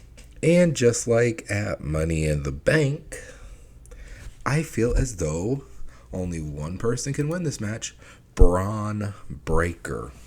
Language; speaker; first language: English; native; English